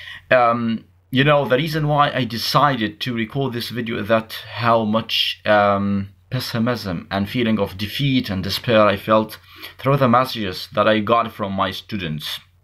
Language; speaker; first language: English; non-native, fluent; Arabic